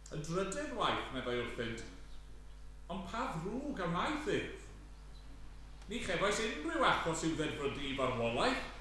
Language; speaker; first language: Welsh; native; Welsh